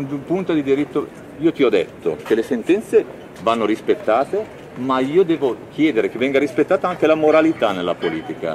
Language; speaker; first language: Italian; native; Italian